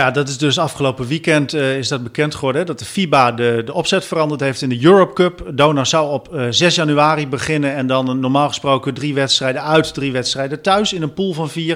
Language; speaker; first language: Dutch; native; Dutch